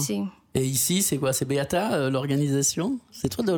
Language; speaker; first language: French; native; French